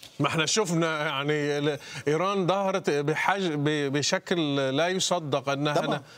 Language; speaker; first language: Arabic; native; Arabic